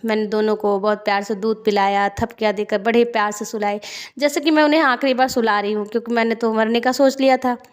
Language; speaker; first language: Hindi; native; Hindi